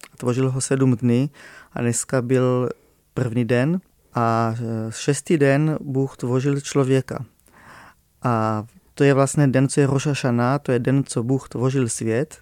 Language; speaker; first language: Czech; non-native, fluent; Hebrew